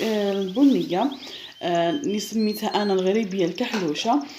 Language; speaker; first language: Arabic; native; Arabic